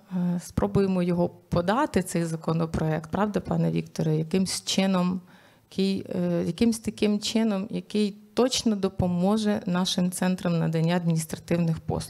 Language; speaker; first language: Ukrainian; native; Ukrainian